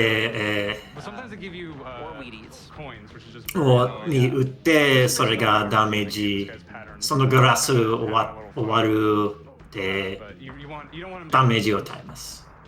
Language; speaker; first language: Japanese; non-native, learner; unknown